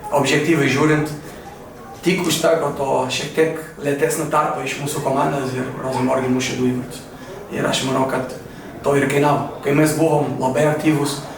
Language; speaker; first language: Lithuanian; non-native, fluent; Portuguese